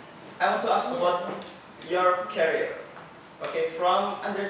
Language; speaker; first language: English; non-native, learner; Indonesian